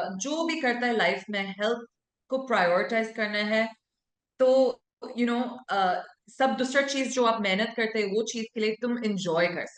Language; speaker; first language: Hindi; non-native, local second language; English